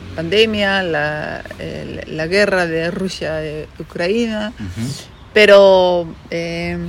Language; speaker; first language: Spanish; non-native, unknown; Dutch